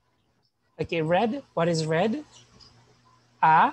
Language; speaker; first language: English; non-native, fluent; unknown